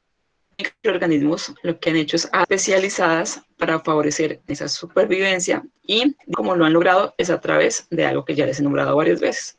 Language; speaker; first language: Spanish; native; Spanish